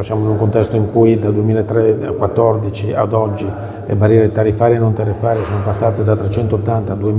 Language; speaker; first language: Italian; native; Italian